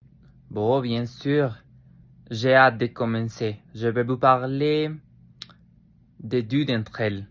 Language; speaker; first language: French; non-native, learner; Spanish